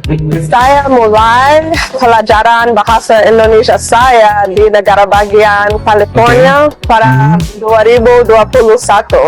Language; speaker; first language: Indonesian; non-native, learner; English